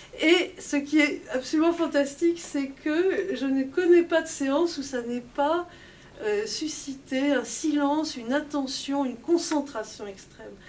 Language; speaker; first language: French; native; French